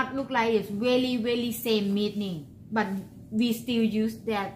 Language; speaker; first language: English; non-native, learner; Thai